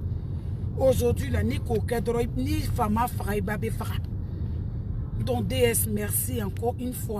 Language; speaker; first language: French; non-native, local second language; Dyula